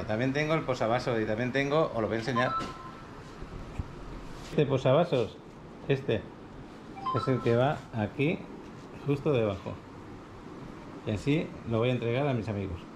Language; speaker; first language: Spanish; native; Spanish